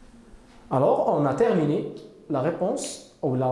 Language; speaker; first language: French; non-native, local second language; Arabic